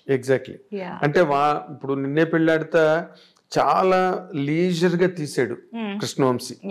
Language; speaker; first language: Telugu; native; Telugu